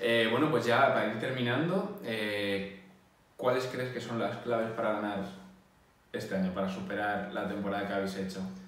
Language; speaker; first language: Spanish; native; Spanish